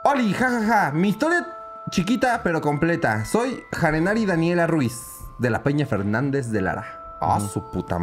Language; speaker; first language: Spanish; native; Spanish